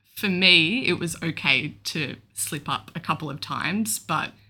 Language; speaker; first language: English; native; English